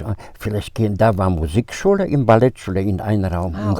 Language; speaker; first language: German; non-native, fluent; Polish